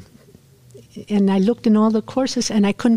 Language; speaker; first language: English; non-native, fluent; Spanish